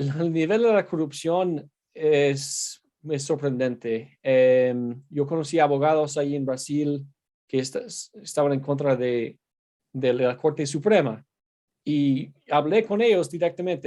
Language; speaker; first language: Spanish; non-native, fluent; English